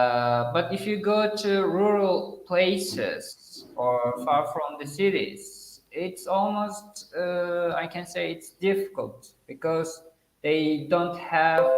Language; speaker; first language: English; non-native, fluent; Uzbek